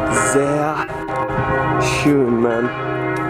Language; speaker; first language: German; non-native, learner; English